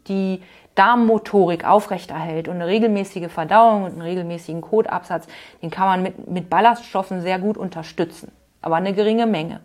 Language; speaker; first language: German; native; German